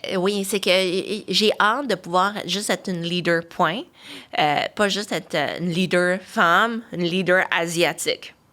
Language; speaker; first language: French; early bilingual, other home language; Chinese